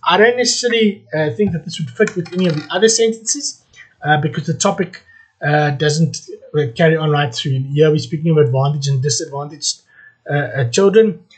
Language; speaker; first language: English; non-native, local second language; Afrikaans